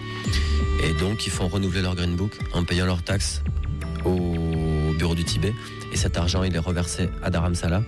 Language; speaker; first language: French; native; French